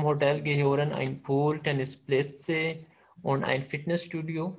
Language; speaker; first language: German; non-native, fluent; Hindi